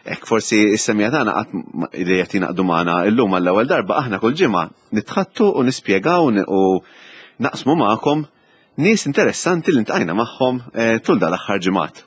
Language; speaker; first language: Maltese; native; Maltese